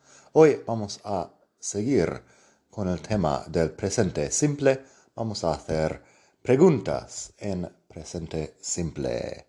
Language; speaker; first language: Spanish; non-native, fluent; English